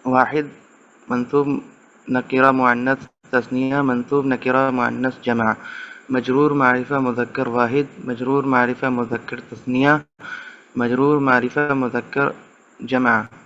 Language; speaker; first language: Arabic; non-native, learner; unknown